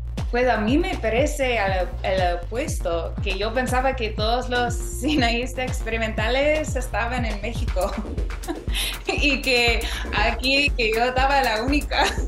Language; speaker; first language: Spanish; non-native, fluent; English